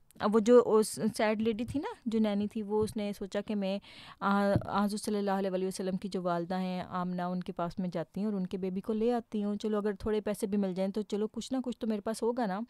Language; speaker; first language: Urdu; native; Urdu